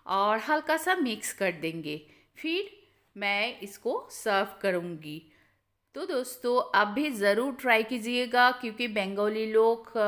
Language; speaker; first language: Hindi; non-native, local second language; Bangla